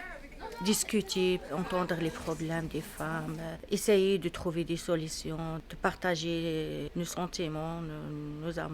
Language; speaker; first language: French; non-native, learner; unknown